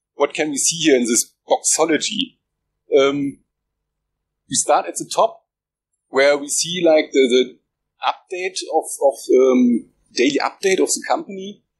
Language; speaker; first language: English; non-native, fluent; German